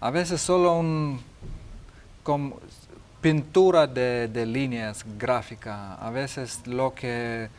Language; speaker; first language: Spanish; non-native, learner; Lithuanian